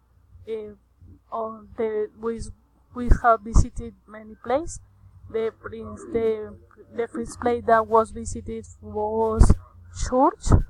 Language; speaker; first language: English; non-native, learner; Spanish